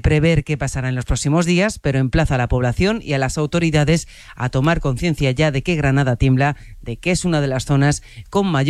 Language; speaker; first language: Spanish; non-native, fluent; French